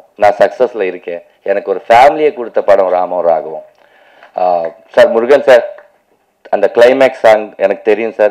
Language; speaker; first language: Tamil; non-native, local second language; Telugu